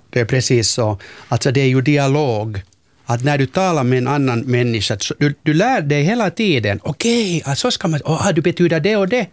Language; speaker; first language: Swedish; non-native, local second language; Finnish